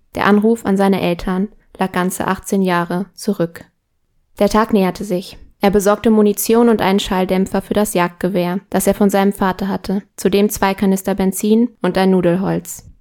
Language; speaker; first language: German; non-native, fluent; Spanish